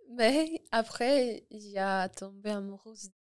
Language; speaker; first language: French; non-native, learner; Spanish